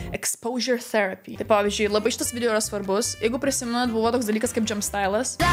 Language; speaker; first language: Lithuanian; non-native, local second language; Polish